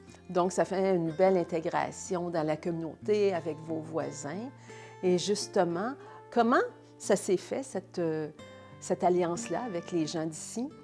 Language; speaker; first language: French; native; French